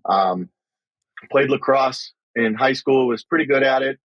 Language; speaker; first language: English; native; English